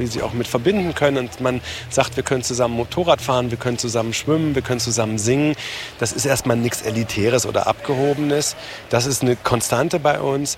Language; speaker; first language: German; native; German